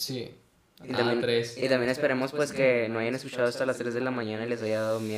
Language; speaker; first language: Spanish; native; Spanish